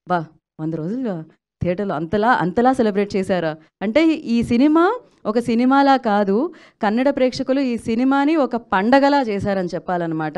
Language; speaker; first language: Telugu; native; Telugu